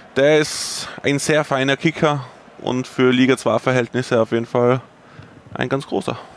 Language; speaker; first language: German; native; German